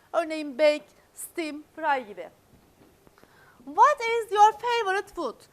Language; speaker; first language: English; non-native, fluent; Turkish